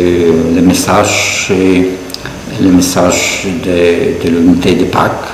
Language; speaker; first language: French; non-native, fluent; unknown